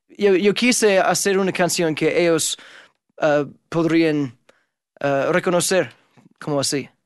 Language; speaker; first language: Spanish; non-native, fluent; English